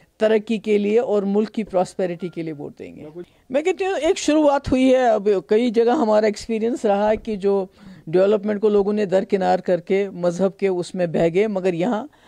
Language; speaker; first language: Hindi; non-native, local second language; Kashmiri